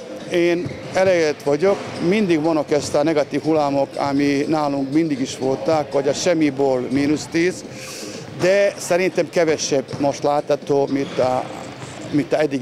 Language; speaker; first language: Hungarian; non-native, learner; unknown